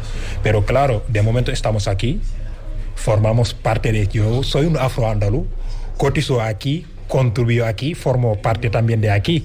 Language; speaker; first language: Spanish; non-native, fluent; Wolof